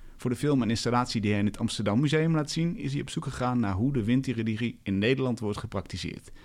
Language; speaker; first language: Dutch; native; Dutch